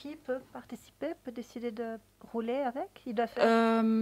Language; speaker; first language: French; native; French